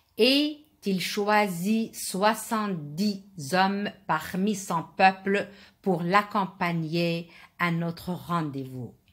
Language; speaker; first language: French; non-native, local second language; Arabic